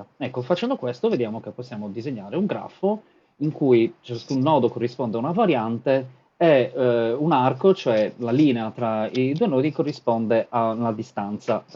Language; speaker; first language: Italian; native; Italian